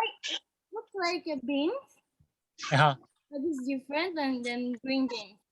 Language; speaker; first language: English; non-native, learner; Portuguese